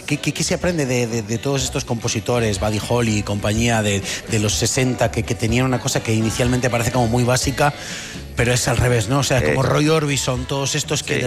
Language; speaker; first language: Spanish; native; Spanish